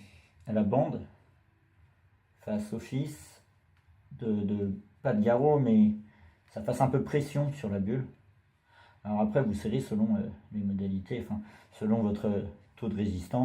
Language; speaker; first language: French; native; French